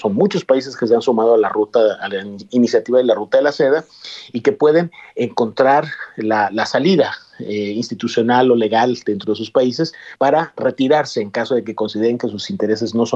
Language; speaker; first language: Spanish; native; Spanish